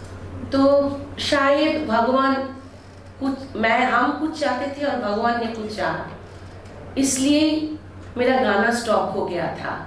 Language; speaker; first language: Hindi; non-native, local second language; Bangla